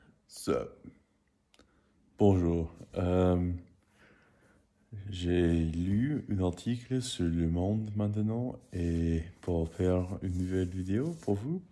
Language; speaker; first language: French; non-native, learner; English